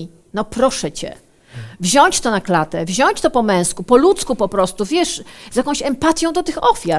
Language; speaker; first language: Polish; native; Polish